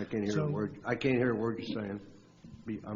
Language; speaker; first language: English; native; English